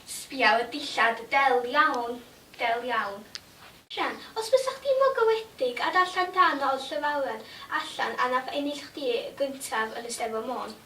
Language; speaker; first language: Welsh; native; Welsh